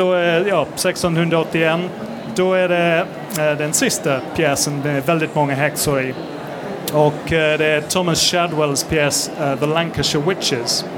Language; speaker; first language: Swedish; non-native, fluent; English